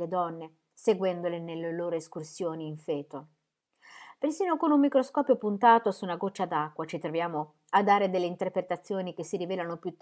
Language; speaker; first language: Italian; native; Italian